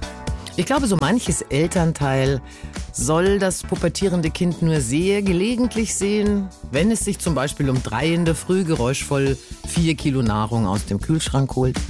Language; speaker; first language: German; native; German